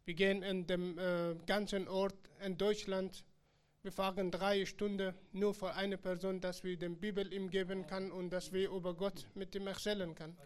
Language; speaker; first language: German; non-native, learner; Persian